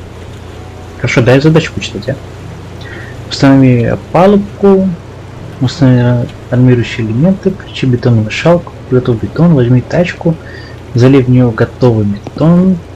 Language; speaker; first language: Russian; native; Russian